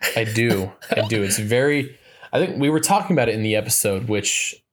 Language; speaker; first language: English; native; English